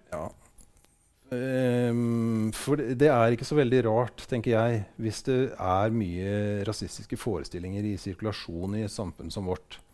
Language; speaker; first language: Norwegian; native; Norwegian